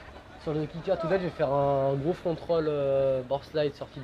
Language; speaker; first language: French; native; French